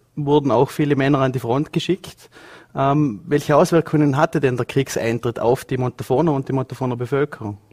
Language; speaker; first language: German; native; German